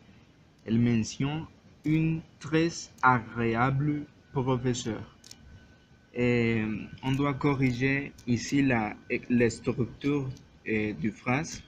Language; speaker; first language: French; non-native, learner; Spanish